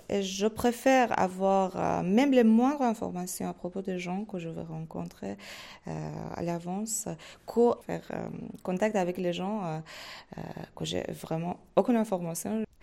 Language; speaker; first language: French; non-native, fluent; Persian